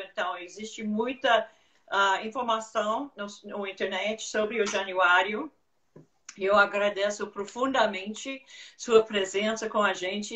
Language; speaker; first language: Portuguese; non-native, fluent; English